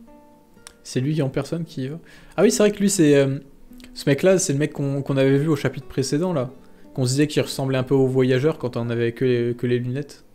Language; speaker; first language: French; native; French